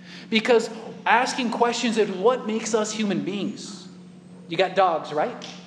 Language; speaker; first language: English; native; English